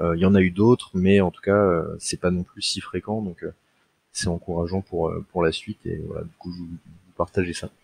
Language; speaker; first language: French; native; French